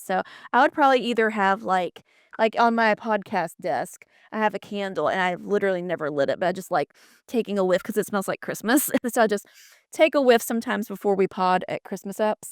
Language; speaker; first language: English; native; English